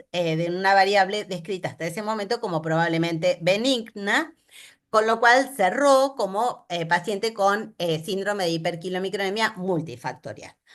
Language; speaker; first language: Spanish; native; Spanish